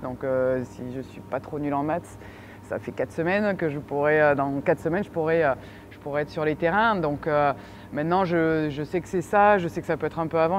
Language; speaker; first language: French; native; French